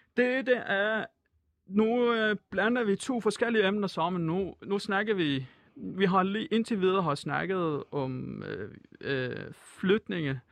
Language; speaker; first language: Danish; non-native, fluent; Persian